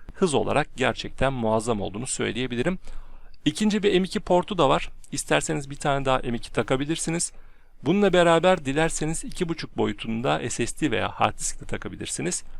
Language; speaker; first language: Turkish; native; Turkish